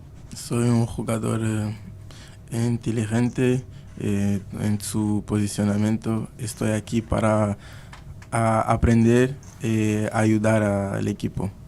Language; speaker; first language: Spanish; non-native, learner; Portuguese